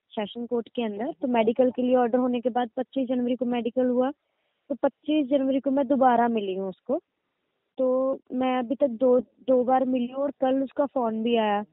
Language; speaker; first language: Hindi; native; Hindi